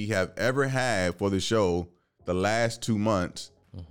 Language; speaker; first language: English; native; English